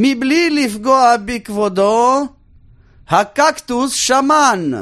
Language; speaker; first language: Hebrew; native; Hebrew